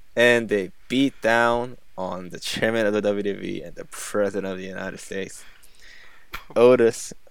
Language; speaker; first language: English; non-native, fluent; Korean